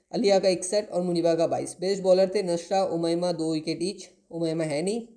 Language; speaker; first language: Hindi; non-native, local second language; Bangla